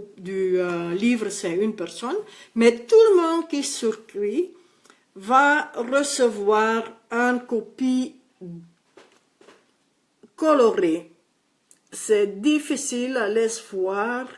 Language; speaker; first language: French; non-native, local second language; Dutch